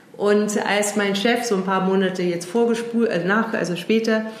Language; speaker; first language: German; early bilingual, heritage; German